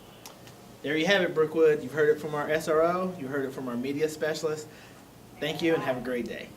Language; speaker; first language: English; native; English